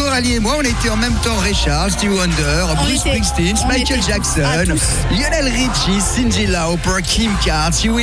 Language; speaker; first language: French; native; French